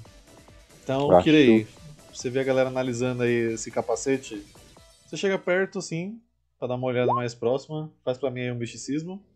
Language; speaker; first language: Portuguese; native; Portuguese